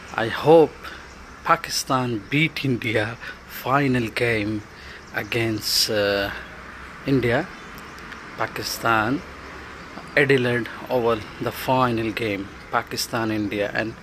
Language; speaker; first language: English; non-native, local second language; Urdu